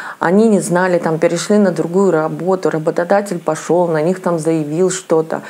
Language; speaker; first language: Russian; native; Russian